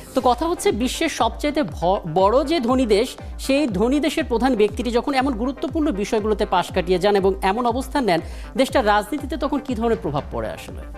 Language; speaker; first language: Bangla; native; Bangla